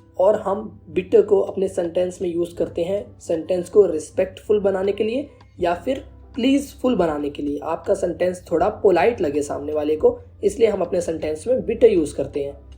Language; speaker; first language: Hindi; native; Hindi